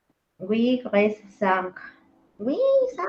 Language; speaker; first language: French; non-native, learner; Spanish